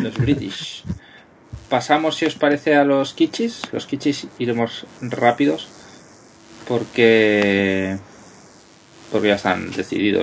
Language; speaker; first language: Spanish; native; Spanish